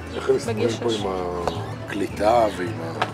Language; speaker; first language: Hebrew; early bilingual, other home language; Russian